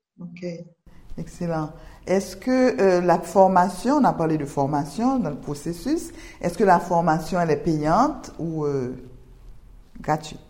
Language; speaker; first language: French; non-native, local second language; Haitian Creole